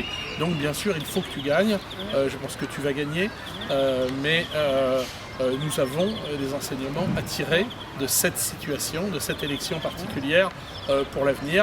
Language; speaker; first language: French; native; French